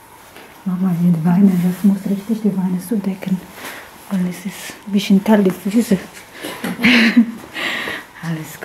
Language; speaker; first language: German; non-native, learner; Filipino